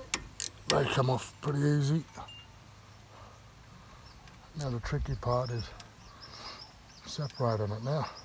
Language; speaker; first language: English; native; English